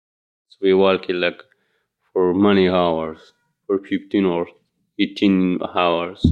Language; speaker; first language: English; non-native, learner; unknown